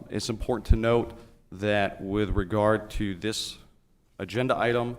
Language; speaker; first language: English; native; English